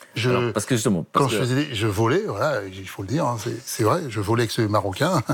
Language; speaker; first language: French; native; French